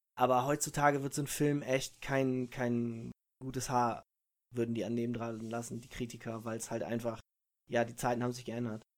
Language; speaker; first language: German; early bilingual, other home language; Italian